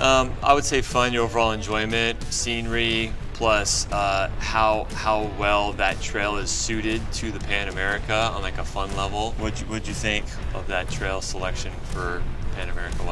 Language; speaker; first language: English; native; English